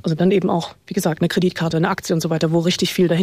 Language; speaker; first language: German; native; German